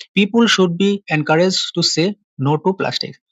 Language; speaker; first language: English; non-native, local second language; Assamese